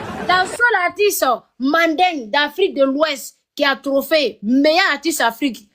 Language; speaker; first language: French; non-native, local second language; Dyula